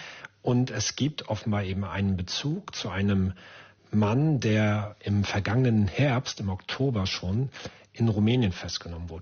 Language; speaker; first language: German; native; German